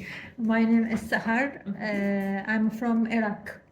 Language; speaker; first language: English; non-native, learner; Arabic